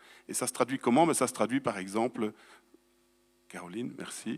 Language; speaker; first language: French; native; French